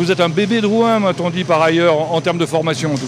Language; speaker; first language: French; native; French